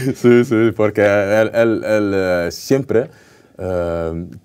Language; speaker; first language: Spanish; non-native, learner; Dutch